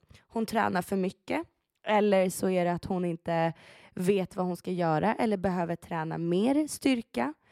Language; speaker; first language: Swedish; early bilingual, other home language; Persian